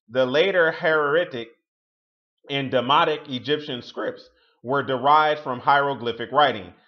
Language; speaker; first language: English; native; English